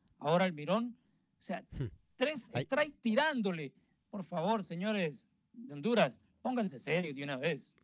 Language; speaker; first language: Spanish; native; Spanish